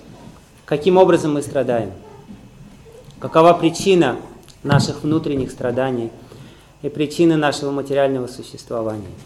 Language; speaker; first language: Russian; native; Russian